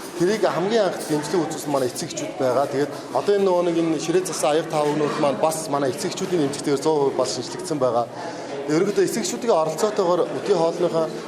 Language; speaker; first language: Mongolian; native; Mongolian